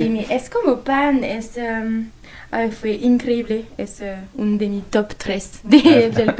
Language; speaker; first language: Spanish; non-native, learner; French